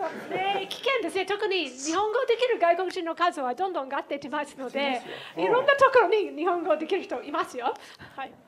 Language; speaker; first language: Japanese; non-native, fluent; English